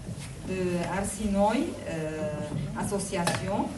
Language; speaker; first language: French; non-native, fluent; Arabic